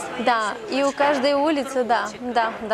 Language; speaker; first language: Russian; non-native, local second language; Romanian